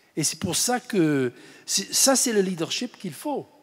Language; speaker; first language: French; non-native, fluent; English